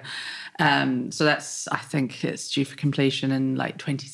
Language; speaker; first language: English; native; English